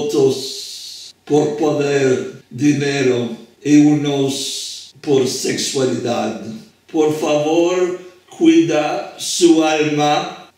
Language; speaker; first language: Spanish; non-native, fluent; French